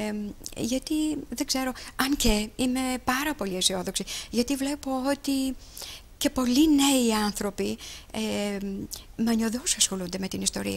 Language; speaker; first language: Greek; native; Greek